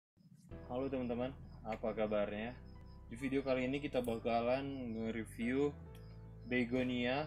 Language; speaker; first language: Indonesian; native; Indonesian